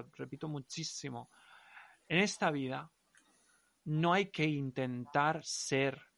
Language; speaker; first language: Spanish; non-native, local second language; Catalan